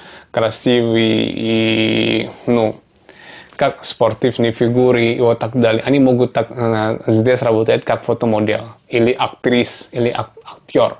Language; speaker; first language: Russian; non-native, learner; Javanese